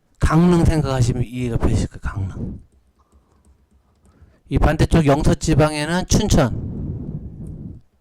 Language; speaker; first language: Korean; native; Korean